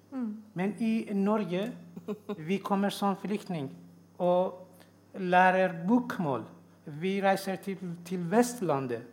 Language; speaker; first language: Norwegian; non-native, learner; Persian